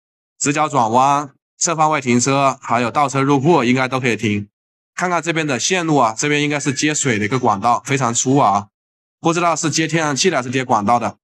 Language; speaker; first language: Chinese; native; Chinese